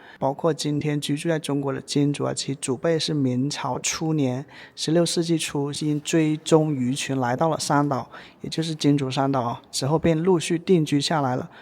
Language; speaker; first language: Chinese; native; Chinese